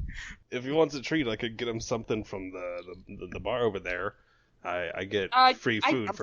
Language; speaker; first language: English; native; English